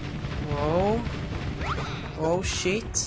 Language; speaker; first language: English; non-native, learner; Swedish